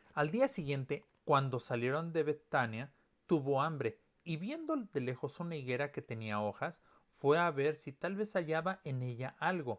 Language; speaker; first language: Spanish; native; Spanish